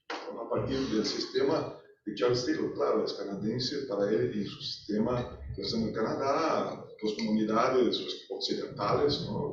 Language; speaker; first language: Spanish; non-native, fluent; Portuguese